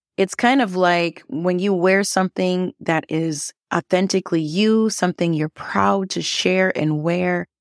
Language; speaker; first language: English; early bilingual, other home language; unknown